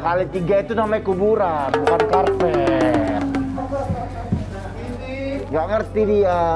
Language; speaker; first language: Indonesian; native; Indonesian